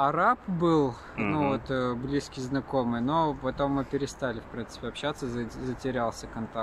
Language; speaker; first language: Russian; native; Russian